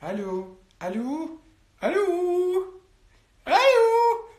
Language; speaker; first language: Arabic; native; Arabic